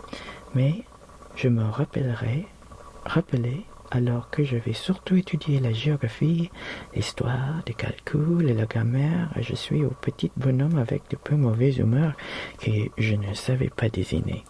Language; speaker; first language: French; non-native, learner; Filipino